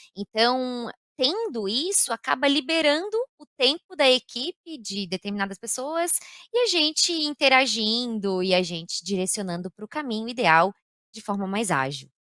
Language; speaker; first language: Portuguese; native; Portuguese